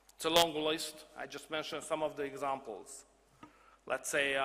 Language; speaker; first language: English; non-native, fluent; Hungarian